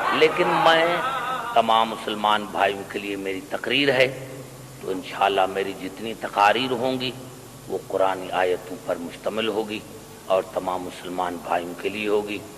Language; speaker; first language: Urdu; non-native, local second language; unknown